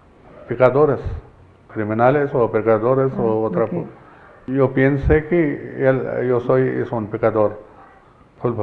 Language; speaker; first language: Spanish; non-native, learner; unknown